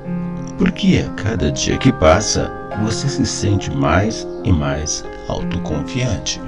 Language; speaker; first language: Portuguese; native; Portuguese